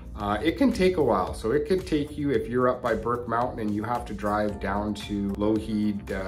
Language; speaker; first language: English; native; English